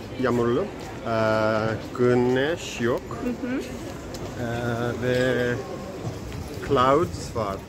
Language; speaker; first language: Turkish; non-native, learner; English